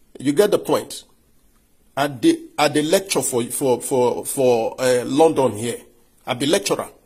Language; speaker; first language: Nigerian Pidgin; non-native, local second language; Yoruba